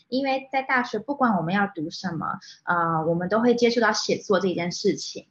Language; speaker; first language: Chinese; early bilingual, other home language; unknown